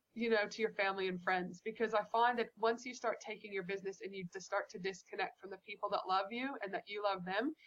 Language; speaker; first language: English; native; English